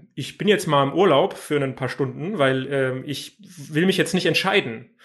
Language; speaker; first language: German; native; German